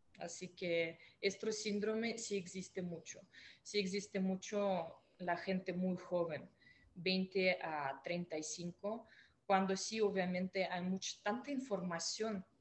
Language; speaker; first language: Spanish; non-native, fluent; Russian